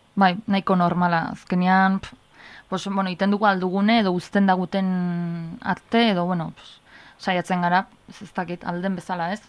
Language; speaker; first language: Basque; native; Basque